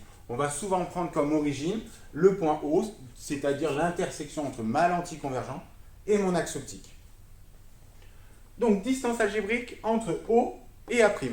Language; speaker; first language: French; native; French